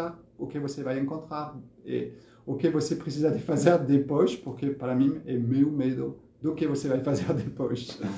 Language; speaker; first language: Portuguese; non-native, fluent; French